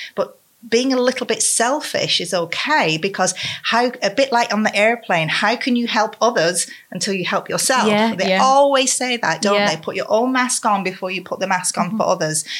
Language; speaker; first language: English; native; English